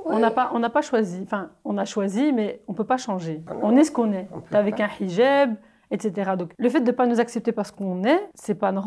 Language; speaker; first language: French; native; French